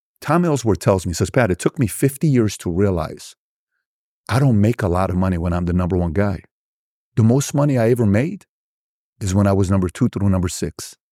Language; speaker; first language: English; early bilingual, other home language; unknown